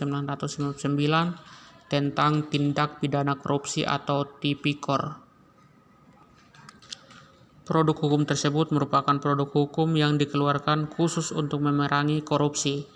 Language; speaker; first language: Indonesian; native; Indonesian